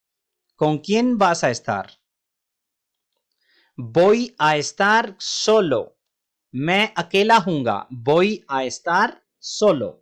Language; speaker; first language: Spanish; non-native, fluent; Urdu